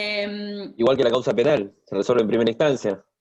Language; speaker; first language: Spanish; native; Spanish